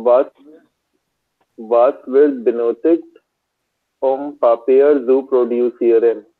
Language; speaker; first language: German; non-native, learner; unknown